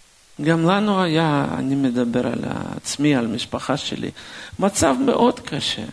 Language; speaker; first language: Hebrew; non-native, fluent; Russian